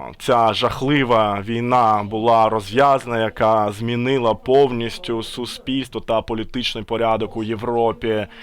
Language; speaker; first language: Ukrainian; non-native, fluent; Latvian